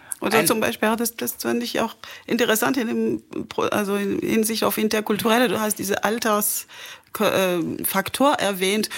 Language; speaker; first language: German; non-native, fluent; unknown